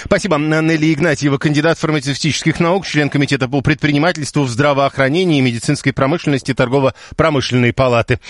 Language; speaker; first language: Russian; native; Russian